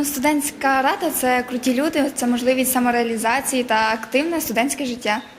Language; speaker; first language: Ukrainian; native; Ukrainian